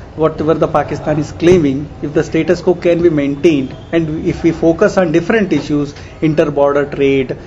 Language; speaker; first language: English; non-native, local second language; Kannada